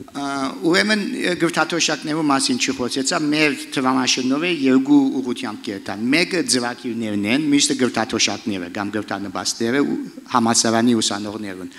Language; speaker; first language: Armenian; early bilingual, heritage; Armenian